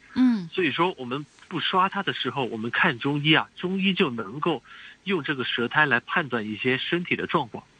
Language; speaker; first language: Chinese; non-native, local second language; Cantonese